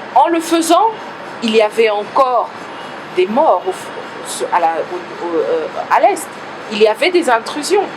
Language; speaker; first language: French; non-native, local second language; Lingala